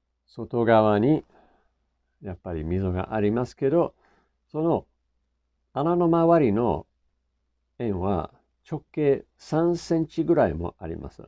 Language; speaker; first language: Japanese; non-native, fluent; English